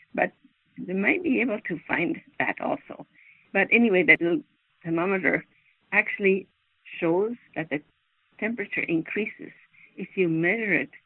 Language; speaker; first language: English; non-native, fluent; Swedish